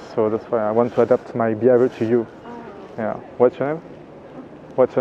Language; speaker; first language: English; non-native, fluent; French